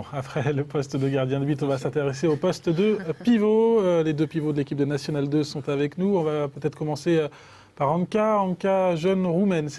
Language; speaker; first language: French; native; French